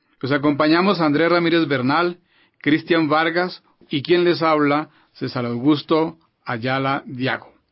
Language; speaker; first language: Spanish; native; Spanish